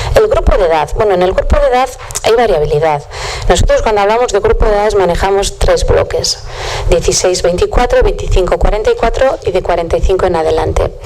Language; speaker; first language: Spanish; native; Spanish